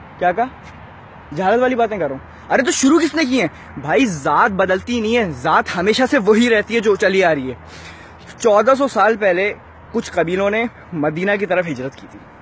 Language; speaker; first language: Urdu; native; Urdu